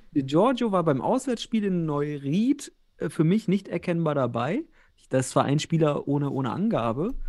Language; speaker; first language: German; native; German